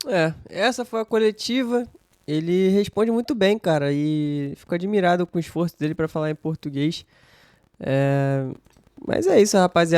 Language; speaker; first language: Portuguese; native; Portuguese